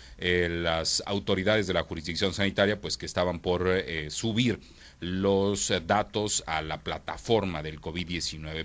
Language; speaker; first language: Spanish; native; Spanish